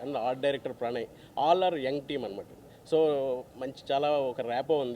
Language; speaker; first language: Telugu; native; Telugu